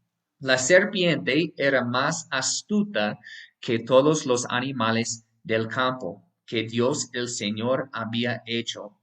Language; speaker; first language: Spanish; non-native, fluent; English